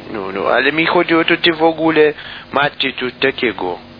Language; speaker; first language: Polish; non-native, learner; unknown